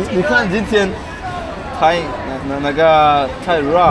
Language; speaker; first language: Chinese; non-native, learner; Rundi